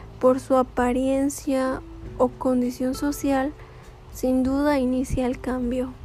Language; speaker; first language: Spanish; native; Spanish